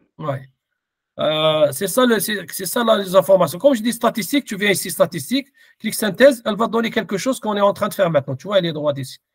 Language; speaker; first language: French; non-native, local second language; Arabic